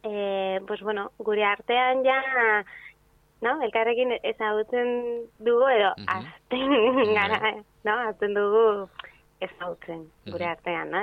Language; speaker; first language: Basque; non-native, fluent; Spanish